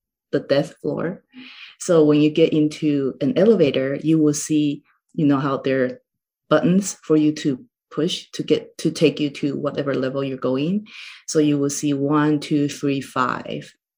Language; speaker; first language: English; non-native, fluent; Chinese